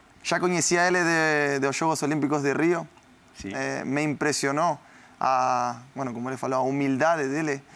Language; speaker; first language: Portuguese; non-native, learner; Spanish